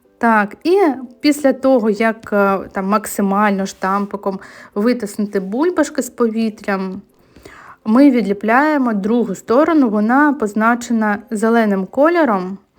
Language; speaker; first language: Ukrainian; native; Ukrainian